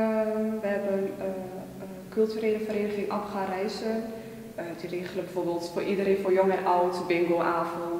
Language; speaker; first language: Dutch; early bilingual, other home language; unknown